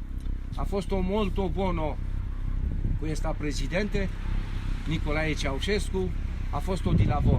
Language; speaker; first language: Italian; non-native, learner; Romanian